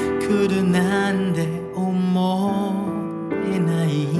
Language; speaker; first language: Japanese; native; Japanese